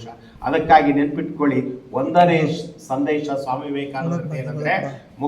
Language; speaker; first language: Kannada; native; Kannada